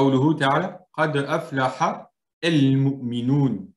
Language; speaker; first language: Arabic; non-native, fluent; French